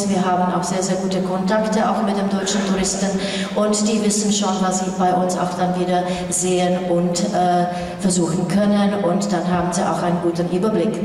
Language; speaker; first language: German; non-native, fluent; Czech